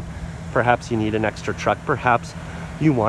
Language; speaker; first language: English; native; English